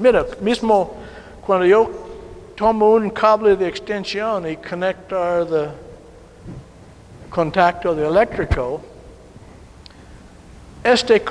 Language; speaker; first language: Spanish; non-native, learner; English